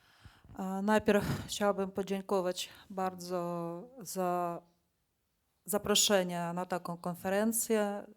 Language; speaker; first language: Polish; non-native, fluent; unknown